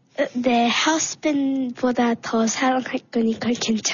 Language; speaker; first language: Korean; early bilingual, heritage; Korean